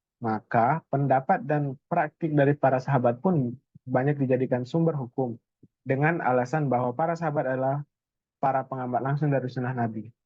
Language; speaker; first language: Indonesian; native; Indonesian